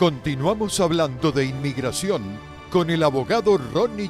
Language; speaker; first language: Spanish; native; Spanish